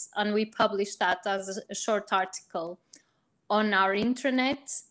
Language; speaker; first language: English; non-native, fluent; Portuguese